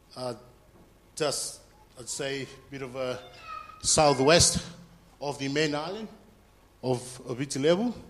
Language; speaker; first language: English; non-native, fluent; Fijian